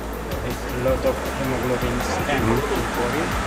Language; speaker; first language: English; non-native, learner; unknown